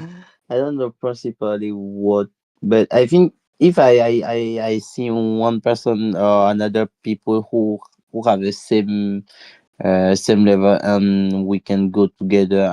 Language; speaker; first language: English; non-native, learner; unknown